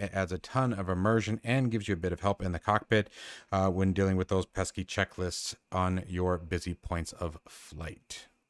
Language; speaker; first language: English; native; English